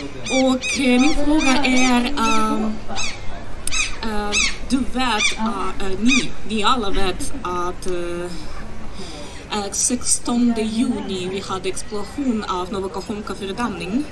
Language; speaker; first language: Swedish; non-native, learner; Ukrainian